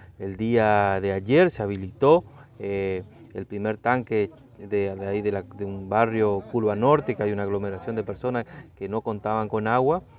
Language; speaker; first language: Spanish; native; Spanish